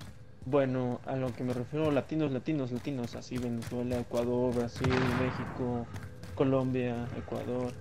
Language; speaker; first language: Spanish; non-native, learner; Portuguese